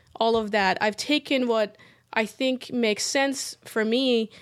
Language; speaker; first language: English; early bilingual, other home language; Persian